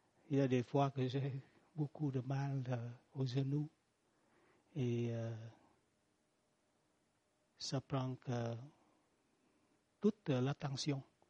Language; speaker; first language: French; non-native, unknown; Vietnamese